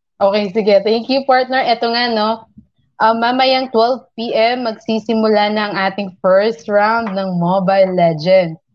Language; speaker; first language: Filipino; non-native, local second language; Pampanga